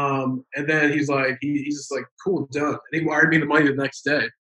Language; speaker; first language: English; native; English